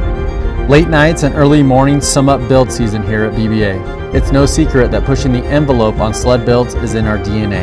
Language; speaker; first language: English; native; English